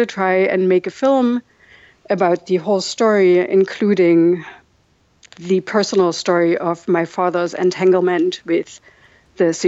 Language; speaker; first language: English; non-native, fluent; German